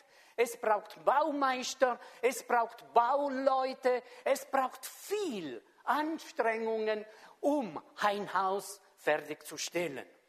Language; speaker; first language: German; non-native, fluent; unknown